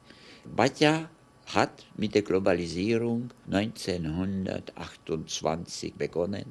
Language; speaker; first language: German; non-native, fluent; Czech